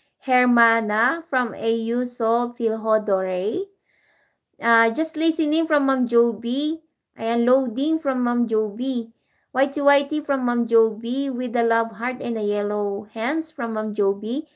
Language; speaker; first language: English; non-native, local second language; Filipino